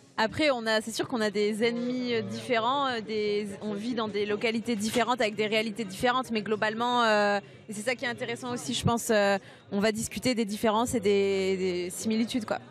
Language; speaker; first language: French; native; French